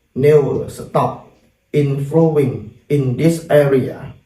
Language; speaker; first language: English; non-native, learner; Thai